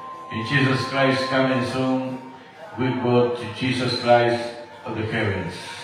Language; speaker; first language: English; non-native, learner; Spanish